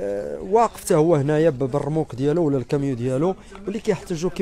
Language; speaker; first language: Arabic; native; Arabic